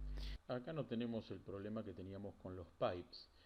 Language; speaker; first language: Spanish; native; Spanish